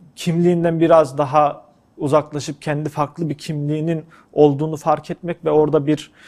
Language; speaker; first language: Turkish; native; Turkish